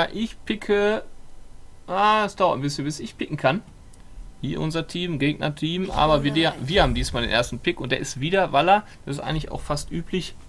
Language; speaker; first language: German; native; German